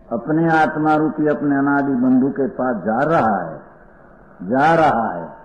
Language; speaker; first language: Hindi; non-native, local second language; Gujarati